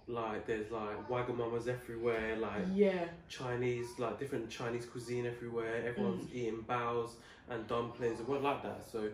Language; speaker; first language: English; native; English